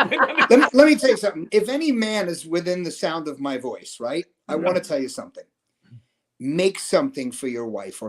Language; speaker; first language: English; native; English